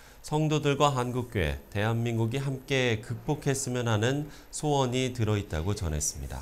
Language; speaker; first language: Korean; native; Korean